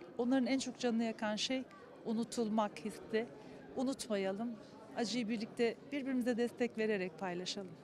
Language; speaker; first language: Turkish; native; Turkish